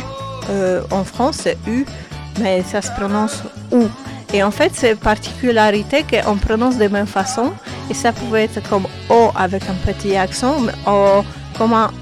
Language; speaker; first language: French; non-native, fluent; Polish